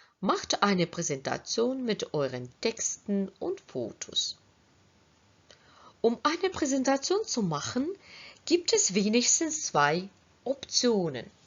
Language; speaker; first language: German; non-native, fluent; Ukrainian